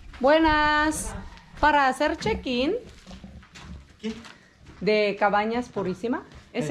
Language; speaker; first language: Spanish; non-native, fluent; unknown